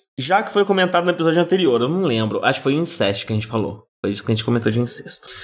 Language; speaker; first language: Portuguese; native; Portuguese